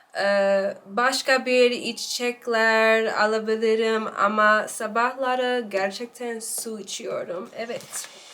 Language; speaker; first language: Turkish; non-native, learner; English